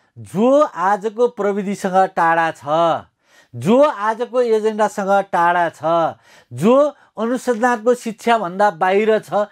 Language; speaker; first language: Nepali; native; Nepali